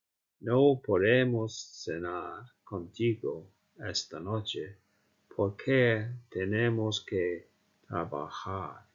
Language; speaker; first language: Spanish; non-native, fluent; Icelandic